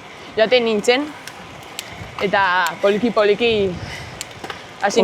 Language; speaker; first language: Basque; non-native, local second language; Spanish